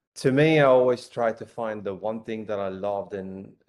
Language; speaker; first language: English; non-native, fluent; Italian